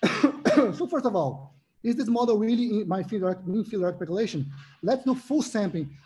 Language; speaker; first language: English; non-native, fluent; Portuguese